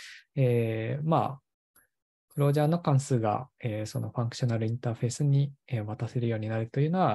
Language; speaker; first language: Japanese; native; Japanese